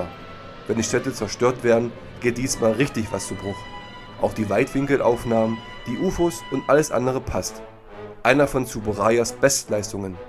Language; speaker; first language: German; native; German